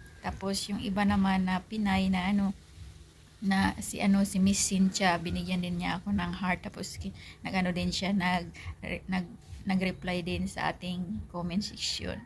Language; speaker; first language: Filipino; non-native, local second language; Aklanon